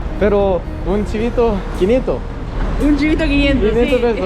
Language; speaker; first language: Spanish; non-native, learner; Korean